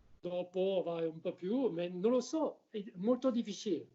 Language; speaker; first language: Italian; non-native, learner; French